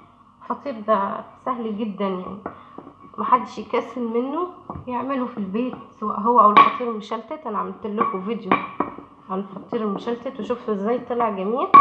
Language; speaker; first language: Arabic; native; Arabic